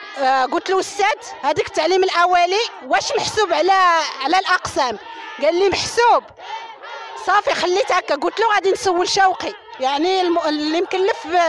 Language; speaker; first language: Arabic; native; Arabic